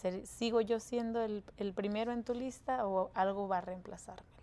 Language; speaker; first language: Spanish; non-native, fluent; English